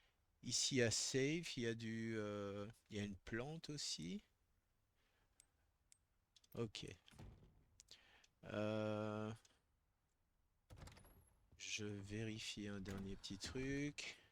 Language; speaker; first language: French; native; French